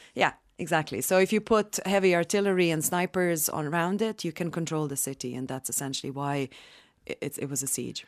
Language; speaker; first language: English; non-native, fluent; Bosnian